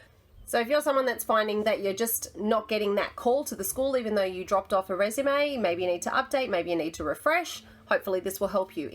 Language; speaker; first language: English; native; English